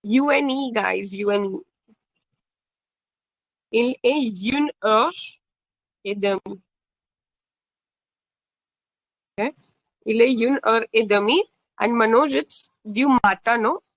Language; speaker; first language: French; non-native, fluent; Hindi